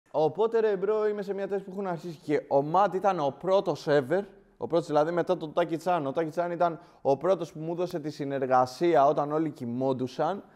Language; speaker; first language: Greek; early bilingual, other home language; Albanian